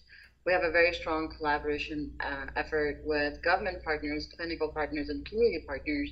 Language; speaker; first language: English; non-native, local second language; Nepali